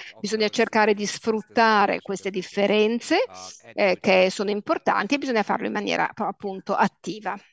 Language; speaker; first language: Italian; native; Italian